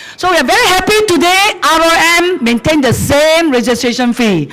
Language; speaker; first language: English; non-native, local second language; Chinese